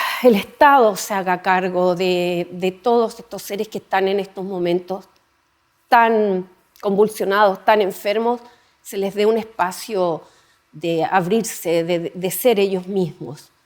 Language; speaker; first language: Spanish; native; Spanish